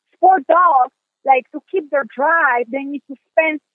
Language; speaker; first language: English; non-native, fluent; Polish